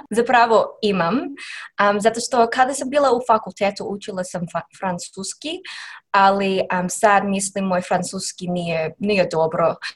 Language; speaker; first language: Serbian; non-native, learner; English